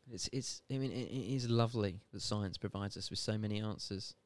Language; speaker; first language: English; native; English